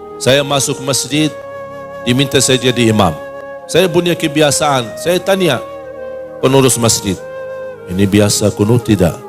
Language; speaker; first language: Malay; non-native, fluent; Arabic